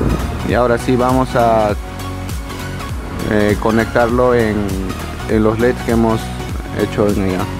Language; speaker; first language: Spanish; native; Spanish